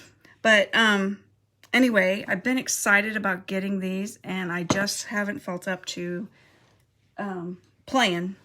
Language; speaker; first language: English; native; English